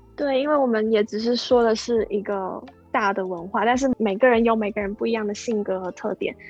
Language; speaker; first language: Chinese; native; Chinese